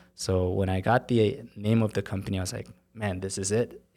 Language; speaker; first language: English; non-native, fluent; Korean